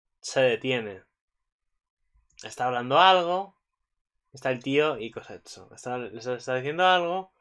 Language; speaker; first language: Spanish; native; Spanish